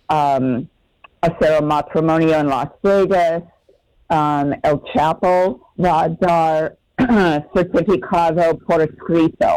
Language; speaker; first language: Spanish; non-native, fluent; English